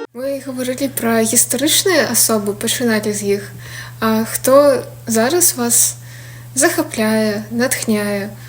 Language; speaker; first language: Belarusian; non-native, local second language; Russian